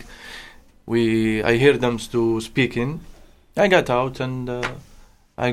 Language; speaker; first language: English; non-native, learner; Arabic